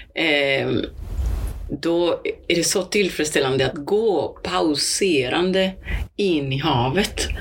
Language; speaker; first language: Swedish; non-native, fluent; Spanish